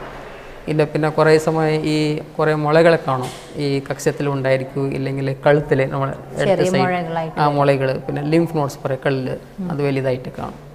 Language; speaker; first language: Malayalam; non-native, fluent; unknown